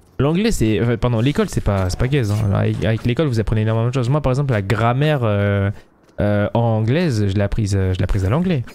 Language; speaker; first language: French; early bilingual, other home language; Korean